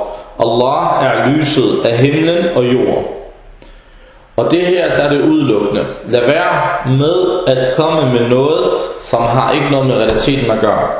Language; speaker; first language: Danish; early bilingual, other home language; Arabic